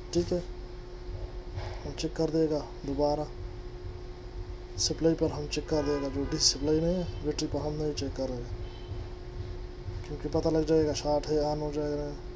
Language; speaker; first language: Hindi; non-native, local second language; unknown